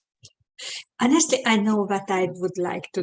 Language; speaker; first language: English; non-native, fluent; Hungarian